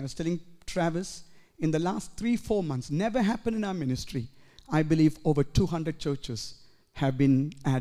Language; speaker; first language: English; non-native, local second language; Malayalam